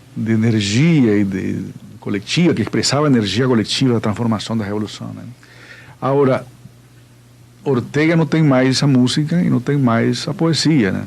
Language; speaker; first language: Portuguese; non-native, fluent; Spanish